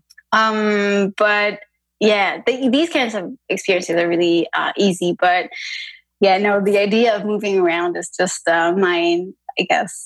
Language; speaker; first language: English; non-native, fluent; French